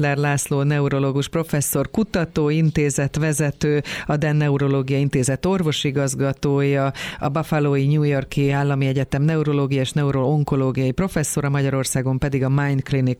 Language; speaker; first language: Hungarian; native; Hungarian